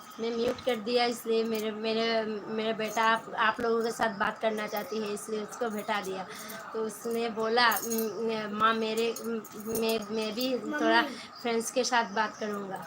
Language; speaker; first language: Hindi; non-native, local second language; Bangla